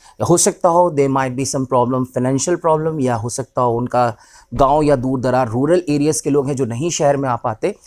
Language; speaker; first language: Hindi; native; Hindi